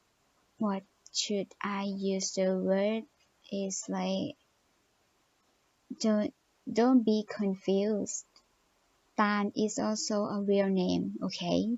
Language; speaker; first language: English; non-native, learner; Thai